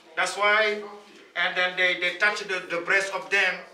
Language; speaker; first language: English; non-native, learner; Wolof